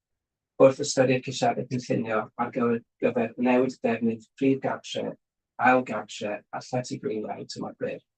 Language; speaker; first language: Welsh; native; Welsh